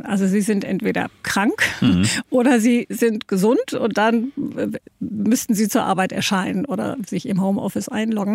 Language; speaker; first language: German; native; German